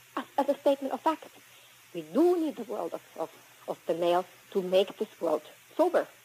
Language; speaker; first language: English; early bilingual, other home language; Spanish